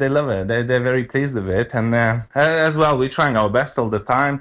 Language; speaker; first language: English; non-native, fluent; Romanian